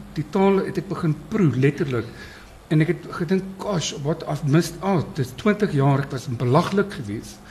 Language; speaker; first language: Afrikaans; native; Afrikaans